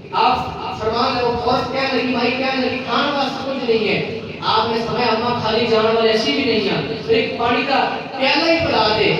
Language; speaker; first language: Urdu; non-native, local second language; Punjabi